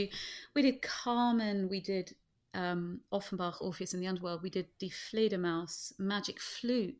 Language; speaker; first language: English; native; English